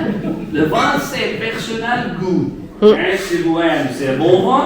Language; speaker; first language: French; non-native, learner; Portuguese